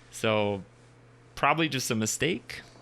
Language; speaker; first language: English; native; English